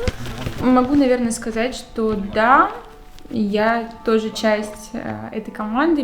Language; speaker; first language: Russian; native; Russian